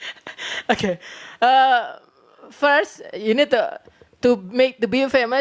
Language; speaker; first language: English; non-native, learner; Indonesian